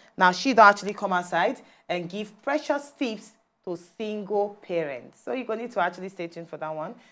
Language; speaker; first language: Nigerian Pidgin; native; Nigerian Pidgin